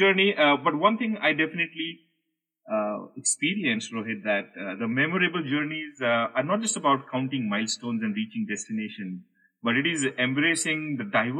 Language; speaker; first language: English; non-native, local second language; Hindi